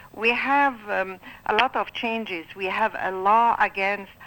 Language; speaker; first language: English; non-native, fluent; Arabic